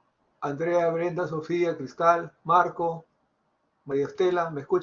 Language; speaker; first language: Spanish; native; Spanish